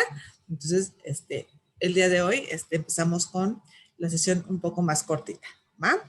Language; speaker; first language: Spanish; native; Spanish